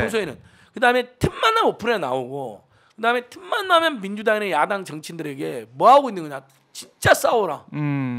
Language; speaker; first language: Korean; native; Korean